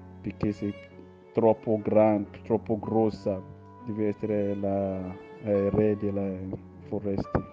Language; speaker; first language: Italian; non-native, learner; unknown